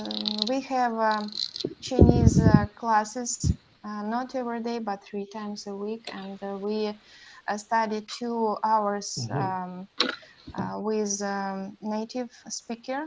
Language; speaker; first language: English; non-native, learner; Russian